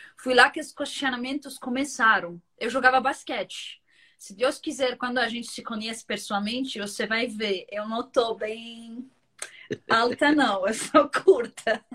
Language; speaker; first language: Portuguese; non-native, fluent; Arabic